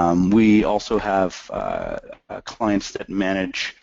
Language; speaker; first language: English; native; English